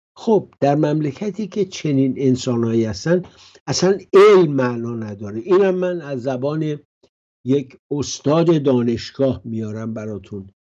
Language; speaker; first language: Persian; native; Persian